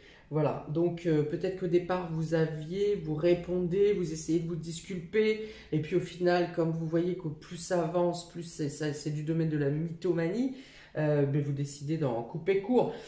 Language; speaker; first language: French; native; French